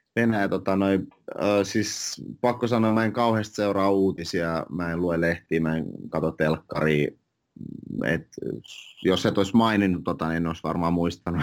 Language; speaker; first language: Finnish; early bilingual, other home language; Russian